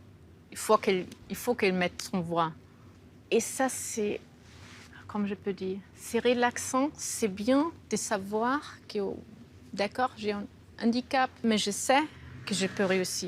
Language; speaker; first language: French; non-native, fluent; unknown